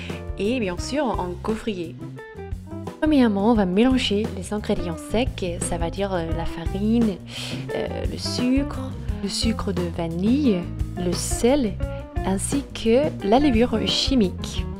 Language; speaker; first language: French; non-native, fluent; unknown